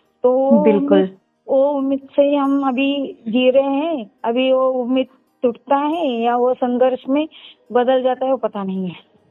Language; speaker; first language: Hindi; non-native, local second language; Marathi